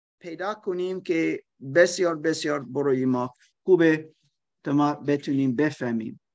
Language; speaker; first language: Persian; non-native, learner; German